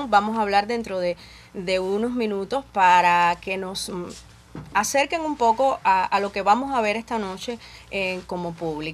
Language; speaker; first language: Spanish; native; Spanish